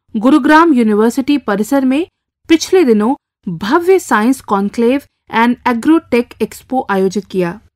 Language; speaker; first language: Hindi; native; Hindi